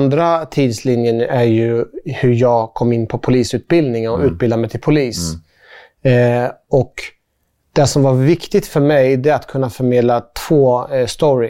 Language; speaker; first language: Swedish; early bilingual, other home language; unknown